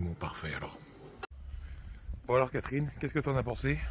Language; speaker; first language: French; native; French